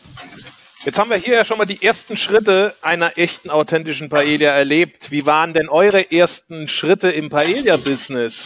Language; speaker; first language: German; native; German